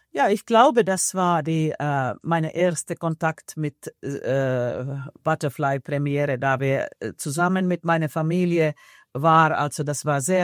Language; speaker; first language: German; non-native, fluent; Finnish